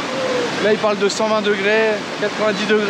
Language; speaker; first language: French; native; French